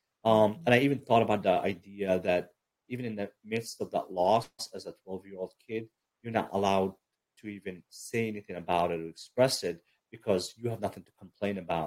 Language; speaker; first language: English; early bilingual, other home language; Arabic